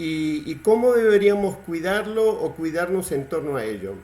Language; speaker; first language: Spanish; native; Spanish